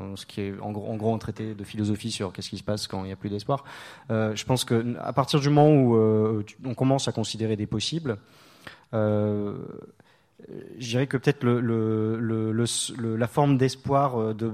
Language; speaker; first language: French; non-native, fluent; English